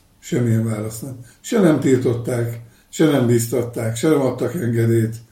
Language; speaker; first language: Hungarian; native; Hungarian